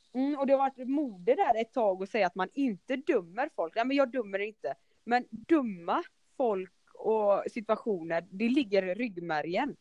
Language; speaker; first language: Swedish; early bilingual, other home language; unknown